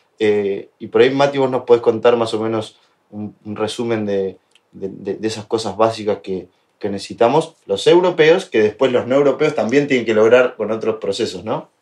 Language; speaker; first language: Spanish; native; Spanish